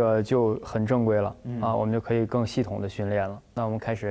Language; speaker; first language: Chinese; native; Chinese